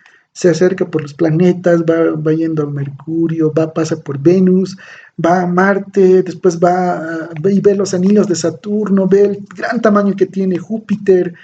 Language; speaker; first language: Spanish; native; Spanish